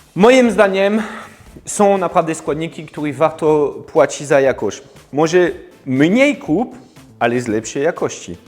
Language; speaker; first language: Polish; non-native, fluent; French